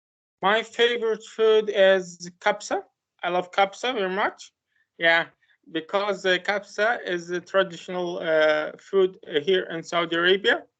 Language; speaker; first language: English; non-native, learner; Arabic